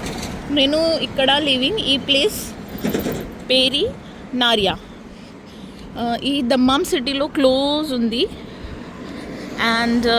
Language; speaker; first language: Telugu; non-native, learner; Marathi